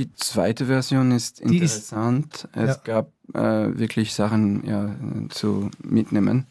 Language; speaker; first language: German; non-native, fluent; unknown